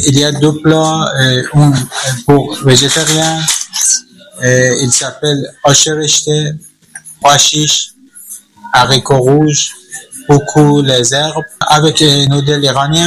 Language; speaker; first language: French; non-native, learner; Persian